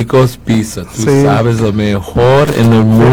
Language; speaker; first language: Spanish; non-native, learner; English